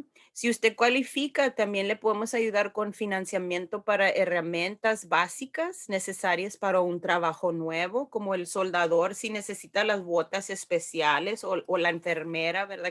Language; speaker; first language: Spanish; early bilingual, heritage; Spanish